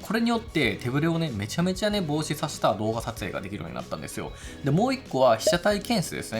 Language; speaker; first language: Japanese; native; Japanese